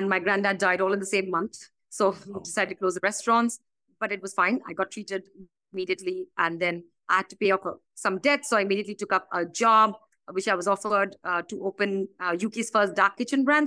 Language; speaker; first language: English; non-native, local second language; Bangla